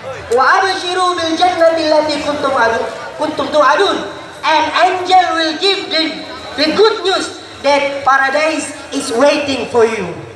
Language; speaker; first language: English; non-native, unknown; Indonesian